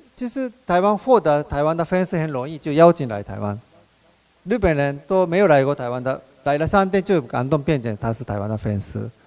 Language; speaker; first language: Chinese; non-native, fluent; Japanese